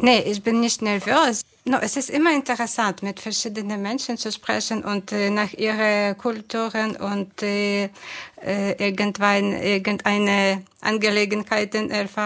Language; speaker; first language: German; non-native, fluent; Ukrainian